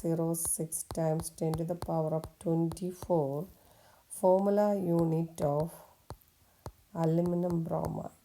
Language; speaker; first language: English; non-native, local second language; Malayalam